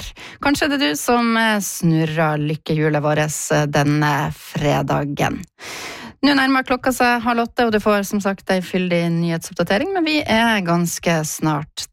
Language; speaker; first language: Norwegian; native; Norwegian